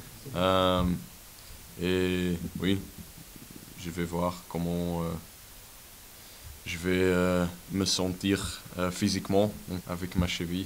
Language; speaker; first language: French; non-native, local second language; Dutch